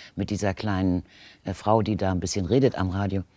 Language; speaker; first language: German; native; German